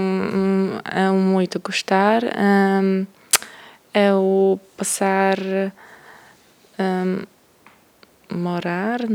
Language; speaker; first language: Portuguese; non-native, learner; Polish